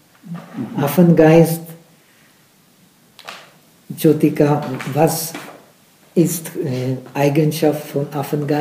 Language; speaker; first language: German; non-native, fluent; Czech